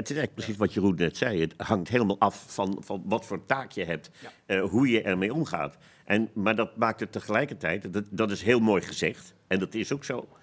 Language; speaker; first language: Dutch; native; Dutch